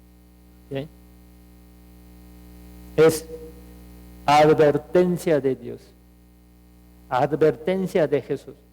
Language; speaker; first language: Spanish; non-native, fluent; Korean